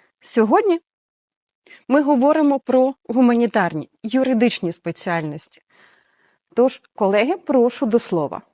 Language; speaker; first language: Ukrainian; native; Ukrainian